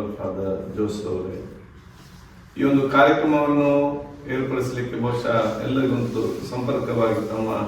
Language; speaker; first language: Kannada; non-native, local second language; Malayalam